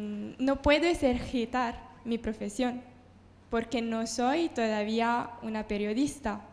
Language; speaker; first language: Spanish; non-native, fluent; Italian